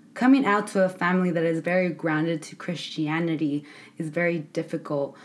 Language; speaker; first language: English; early bilingual, other home language; Spanish